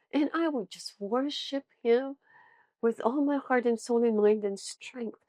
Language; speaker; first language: English; non-native, local second language; Filipino